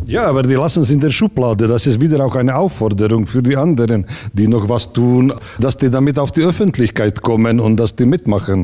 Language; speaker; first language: German; native; German